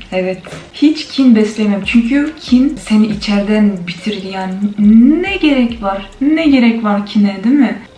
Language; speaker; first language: Turkish; non-native, fluent; Kyrgyz